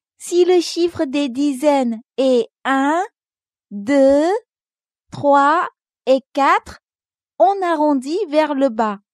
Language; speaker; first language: French; non-native, local second language; Wolof